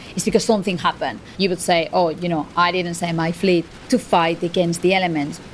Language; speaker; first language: English; non-native, fluent; Spanish